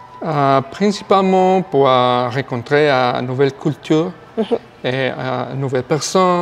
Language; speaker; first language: French; non-native, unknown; Spanish